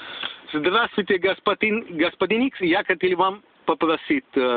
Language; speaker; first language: Russian; non-native, learner; Italian